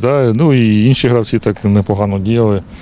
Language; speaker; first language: Ukrainian; native; Ukrainian